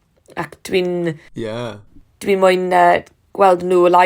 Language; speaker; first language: Welsh; non-native, learner; English